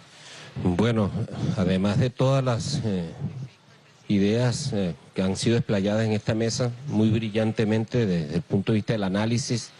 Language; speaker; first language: Spanish; native; Spanish